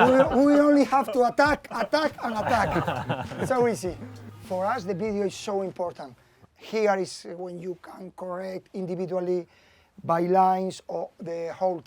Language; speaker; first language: English; non-native, fluent; Spanish